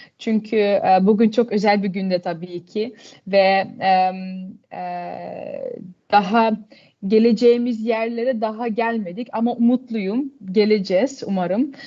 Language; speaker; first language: Turkish; early bilingual, heritage; Turkish